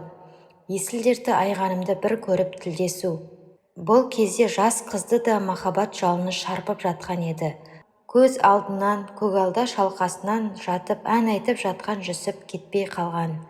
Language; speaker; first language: Kazakh; native; Kazakh